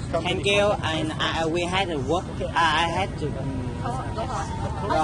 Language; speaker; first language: English; non-native, learner; Vietnamese